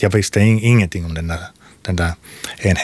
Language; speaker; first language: Swedish; non-native, local second language; Finnish